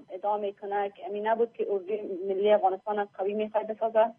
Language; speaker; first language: Persian; early bilingual, heritage; Persian